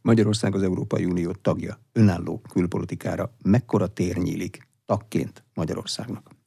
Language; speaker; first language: Hungarian; native; Hungarian